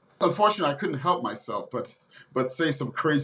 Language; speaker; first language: English; native; English